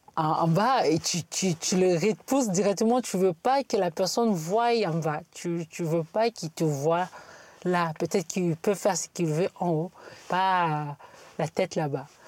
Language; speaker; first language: French; non-native, local second language; Bambara